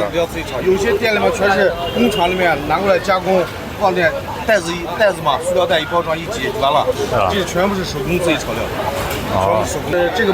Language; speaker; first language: Chinese; native; Chinese